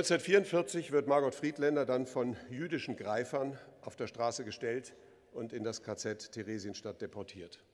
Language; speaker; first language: German; native; German